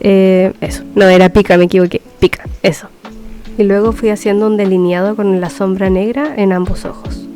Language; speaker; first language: Spanish; native; Spanish